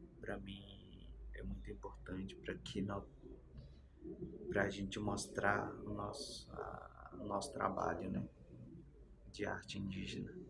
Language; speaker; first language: Portuguese; non-native, local second language; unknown